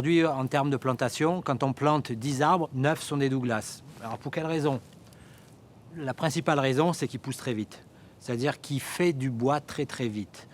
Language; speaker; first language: French; native; French